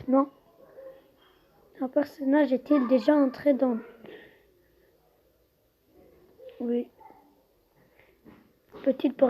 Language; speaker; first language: French; non-native, local second language; Arabic